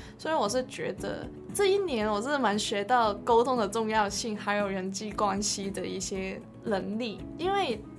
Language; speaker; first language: Chinese; non-native, local second language; Cantonese